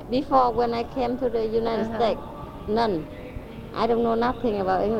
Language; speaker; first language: English; non-native, learner; Vietnamese